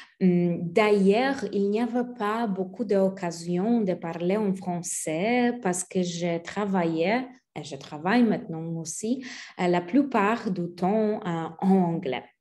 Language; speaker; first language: French; non-native, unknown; Polish